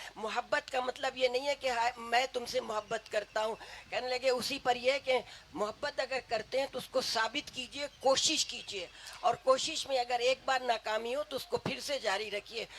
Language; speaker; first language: Urdu; native; Urdu